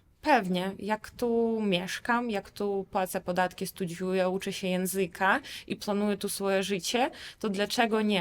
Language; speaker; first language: Polish; non-native, fluent; Russian